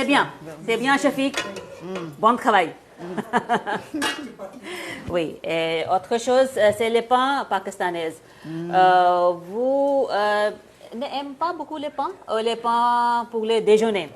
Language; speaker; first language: French; non-native, learner; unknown